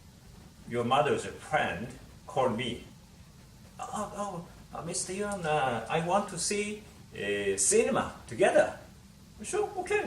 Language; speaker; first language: English; non-native, learner; Korean